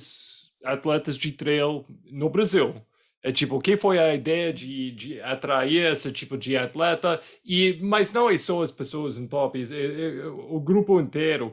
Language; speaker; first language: Portuguese; non-native, fluent; English